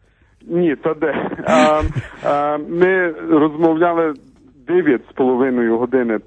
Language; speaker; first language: Ukrainian; early bilingual, heritage; Ukrainian